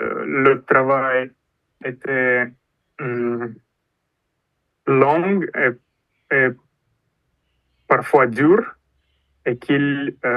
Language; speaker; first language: French; non-native, fluent; Russian